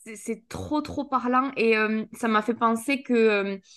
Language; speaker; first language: French; native; French